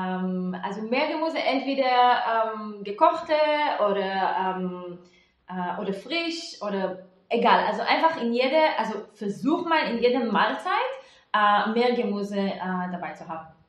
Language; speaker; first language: German; non-native, fluent; Hebrew